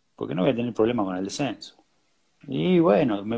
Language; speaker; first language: Spanish; native; Spanish